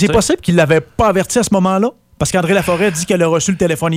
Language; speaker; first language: French; native; French